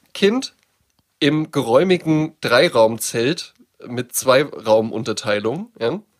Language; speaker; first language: German; native; German